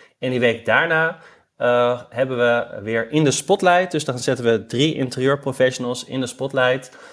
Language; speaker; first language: Dutch; native; Dutch